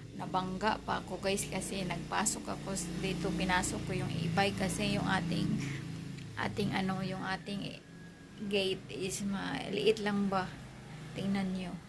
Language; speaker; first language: Filipino; non-native, local second language; Aklanon